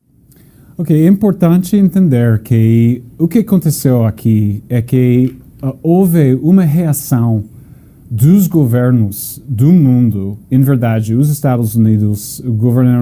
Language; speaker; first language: Portuguese; non-native, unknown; English